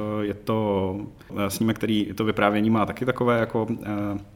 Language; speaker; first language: Czech; native; Czech